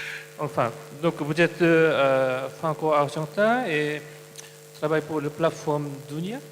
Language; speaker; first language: French; non-native, fluent; Korean